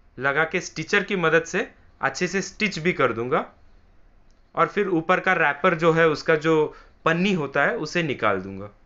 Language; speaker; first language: Hindi; non-native, local second language; Marathi